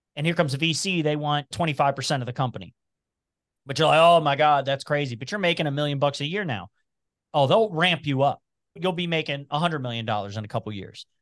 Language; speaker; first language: English; native; English